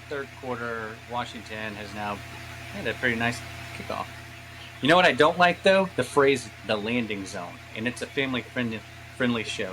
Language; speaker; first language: English; native; English